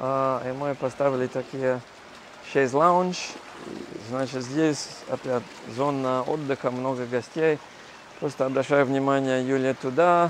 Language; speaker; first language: Russian; non-native, fluent; English